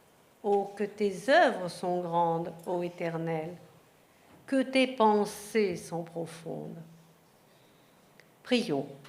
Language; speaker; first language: French; native; French